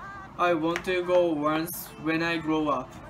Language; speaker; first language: English; non-native, learner; Japanese